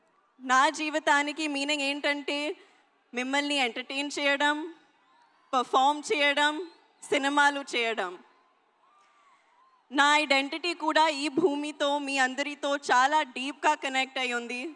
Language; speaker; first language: Telugu; non-native, learner; Hindi